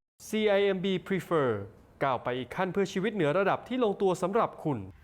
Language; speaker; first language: Thai; native; Thai